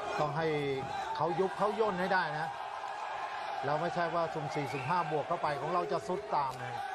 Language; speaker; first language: Thai; native; Thai